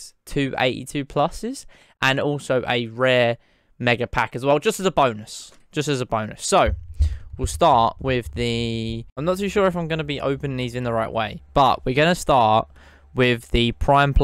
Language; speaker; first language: English; native; English